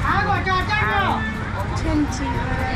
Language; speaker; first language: English; non-native, learner; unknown